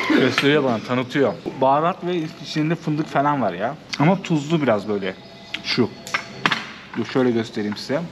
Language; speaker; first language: Turkish; native; Turkish